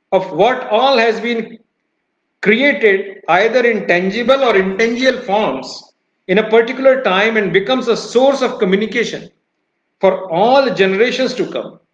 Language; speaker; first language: English; non-native, local second language; Hindi